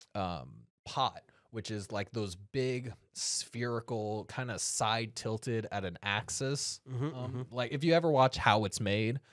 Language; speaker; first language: English; native; English